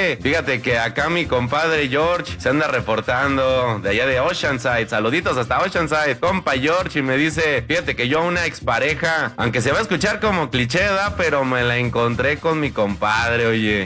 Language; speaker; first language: Spanish; native; Spanish